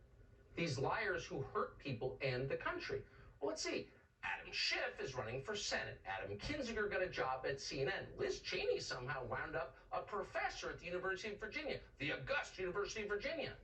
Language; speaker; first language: English; native; English